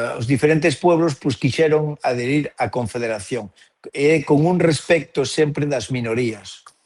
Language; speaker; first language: Galician; native; Galician